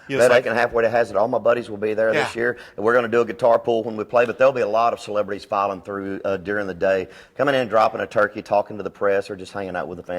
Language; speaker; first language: English; native; English